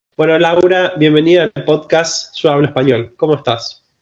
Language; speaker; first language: Spanish; native; Spanish